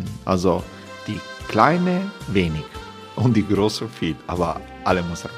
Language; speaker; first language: German; non-native, fluent; Croatian